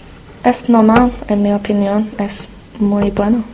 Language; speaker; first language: Spanish; non-native, learner; English